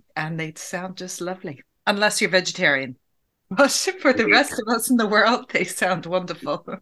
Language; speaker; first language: English; native; English